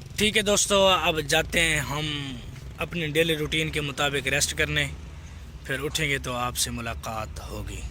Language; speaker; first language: Urdu; non-native, local second language; Saraiki